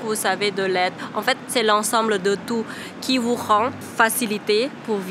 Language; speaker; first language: French; non-native, fluent; Thai